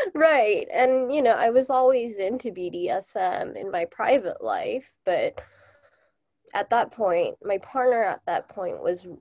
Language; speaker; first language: English; non-native, fluent; Japanese